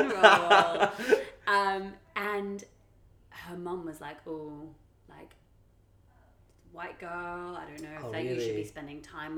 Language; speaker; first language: English; native; English